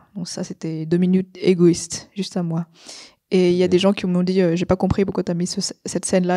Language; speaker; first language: French; non-native, fluent; Vietnamese